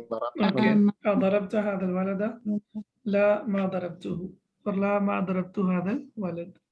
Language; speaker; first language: Arabic; non-native, fluent; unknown